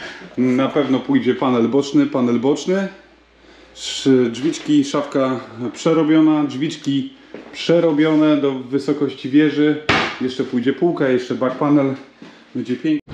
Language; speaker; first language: Polish; native; Polish